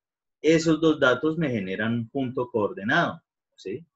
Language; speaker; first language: Spanish; native; Spanish